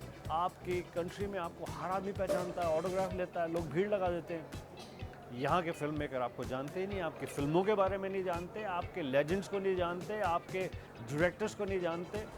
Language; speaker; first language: Hindi; native; Hindi